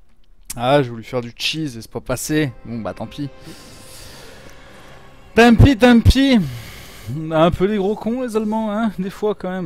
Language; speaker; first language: French; native; French